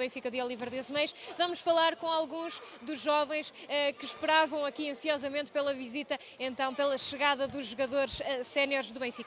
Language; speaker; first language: Portuguese; native; Portuguese